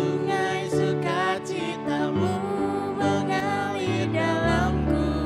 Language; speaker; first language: Indonesian; native; Indonesian